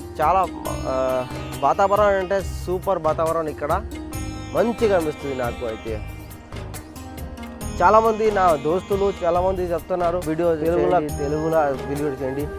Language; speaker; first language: Telugu; non-native, learner; Bangla